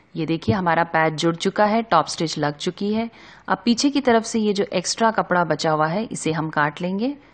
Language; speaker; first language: Hindi; native; Hindi